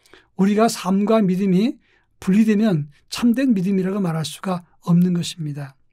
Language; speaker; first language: Korean; native; Korean